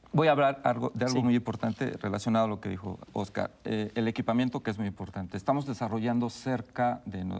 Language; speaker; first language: Spanish; native; Spanish